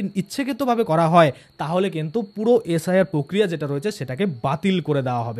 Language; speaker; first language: Bangla; native; Bangla